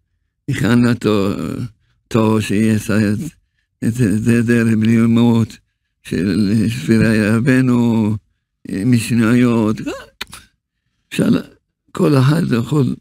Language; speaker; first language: Hebrew; early bilingual, other home language; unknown